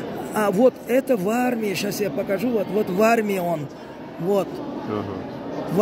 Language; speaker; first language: Russian; non-native, local second language; Uzbek